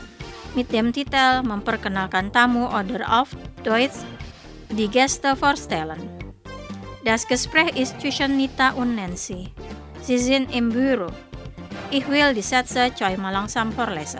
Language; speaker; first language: German; non-native, fluent; Indonesian